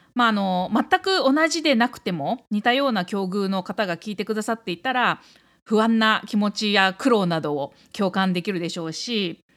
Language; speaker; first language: Japanese; native; Japanese